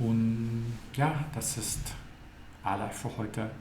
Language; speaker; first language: German; non-native, learner; English